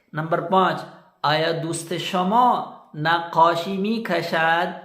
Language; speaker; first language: Persian; non-native, fluent; Urdu